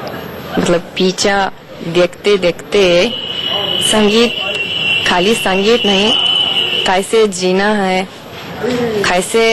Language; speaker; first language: Hindi; non-native, fluent; Japanese